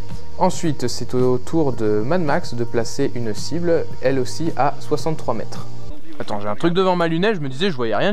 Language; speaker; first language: French; native; French